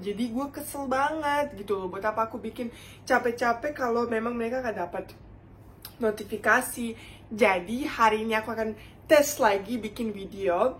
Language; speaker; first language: Indonesian; non-native, fluent; Bosnian